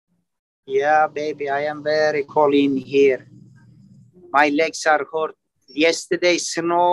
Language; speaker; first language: English; non-native, learner; Turkish